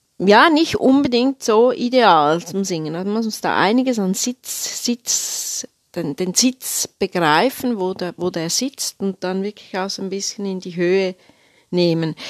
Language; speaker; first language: German; native; German